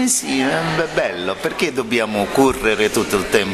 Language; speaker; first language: Italian; non-native, learner; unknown